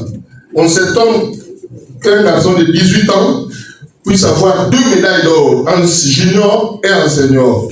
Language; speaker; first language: French; non-native, local second language; Lingala